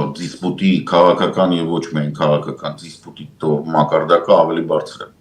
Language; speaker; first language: Armenian; native; Armenian